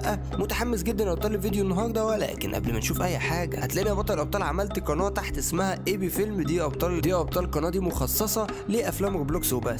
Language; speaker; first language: Arabic; native; Arabic